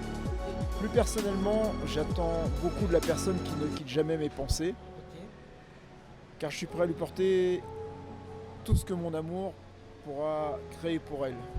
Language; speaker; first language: French; non-native, local second language; Malagasy